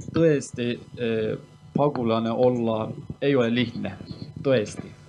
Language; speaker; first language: Estonian; non-native, learner; Kurdish